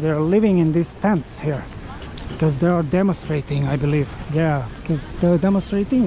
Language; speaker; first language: English; non-native, fluent; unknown